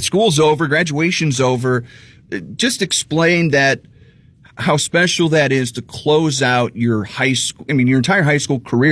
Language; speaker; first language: English; native; English